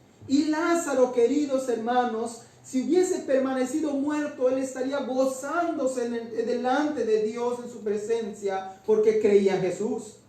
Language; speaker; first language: Spanish; native; Spanish